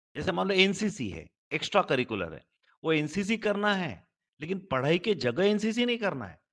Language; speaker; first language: Hindi; non-native, local second language; Marathi